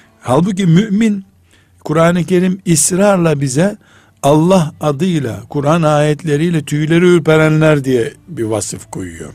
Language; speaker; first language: Turkish; native; Turkish